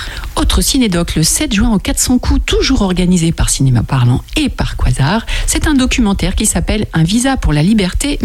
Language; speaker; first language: French; native; French